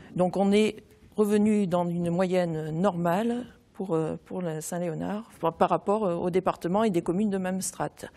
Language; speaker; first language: French; native; French